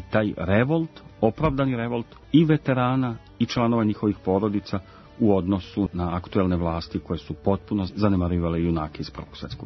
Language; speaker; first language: Croatian; native; Croatian